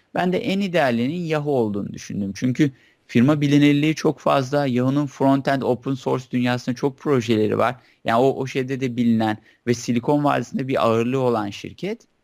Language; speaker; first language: Turkish; native; Turkish